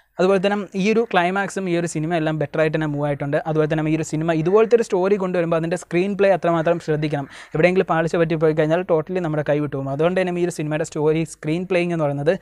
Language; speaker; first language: Malayalam; native; Malayalam